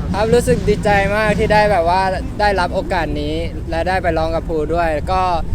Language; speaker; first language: Thai; non-native, fluent; Korean